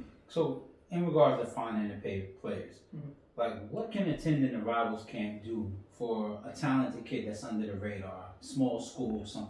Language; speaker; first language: English; native; English